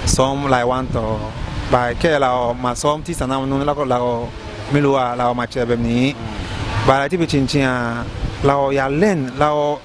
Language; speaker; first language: Thai; non-native, learner; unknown